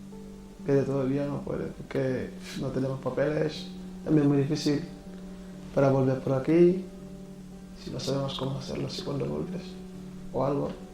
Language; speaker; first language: Spanish; non-native, learner; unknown